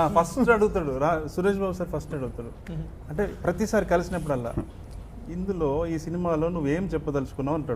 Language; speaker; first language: Telugu; native; Telugu